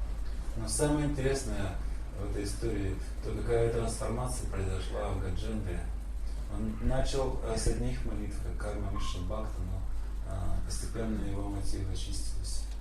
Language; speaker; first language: Russian; native; Russian